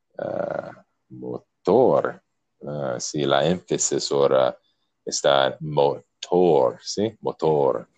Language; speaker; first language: Spanish; non-native, learner; English